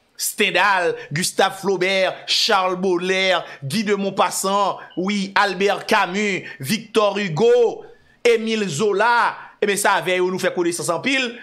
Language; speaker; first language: French; non-native, local second language; Haitian Creole